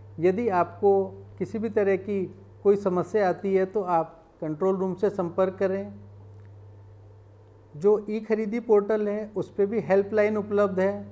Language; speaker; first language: Hindi; native; Hindi